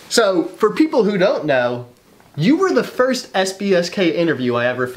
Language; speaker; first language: English; native; English